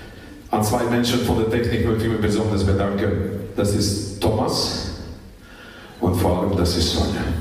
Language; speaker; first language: German; non-native, fluent; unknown